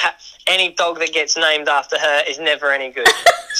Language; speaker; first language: English; native; English